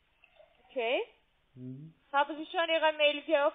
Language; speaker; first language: German; non-native, learner; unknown